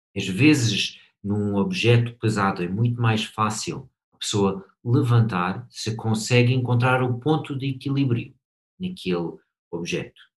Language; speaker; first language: Portuguese; non-native, fluent; English